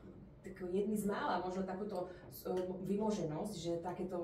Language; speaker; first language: Slovak; native; Slovak